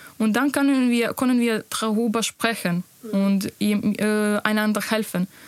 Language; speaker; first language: German; non-native, learner; Bosnian